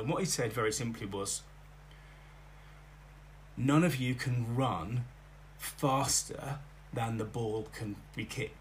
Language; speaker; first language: English; native; English